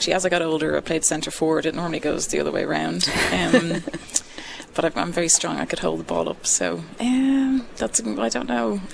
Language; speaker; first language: English; native; English